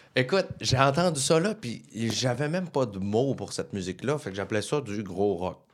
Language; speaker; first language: French; native; French